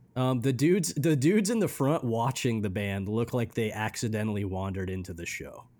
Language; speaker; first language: English; early bilingual, other home language; Romanian